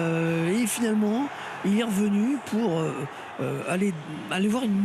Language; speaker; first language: French; native; French